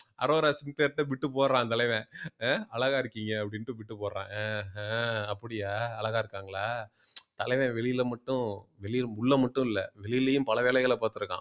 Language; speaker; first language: Tamil; native; Tamil